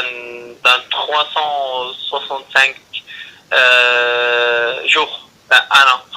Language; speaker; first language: French; non-native, learner; Arabic